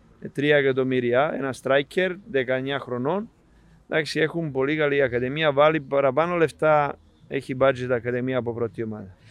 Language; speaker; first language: Greek; non-native, learner; Serbian